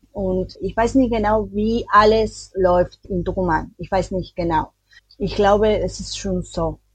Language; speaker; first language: German; non-native, learner; Spanish